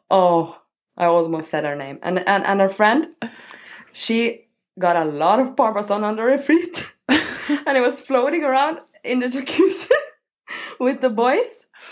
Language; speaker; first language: English; non-native, learner; Norwegian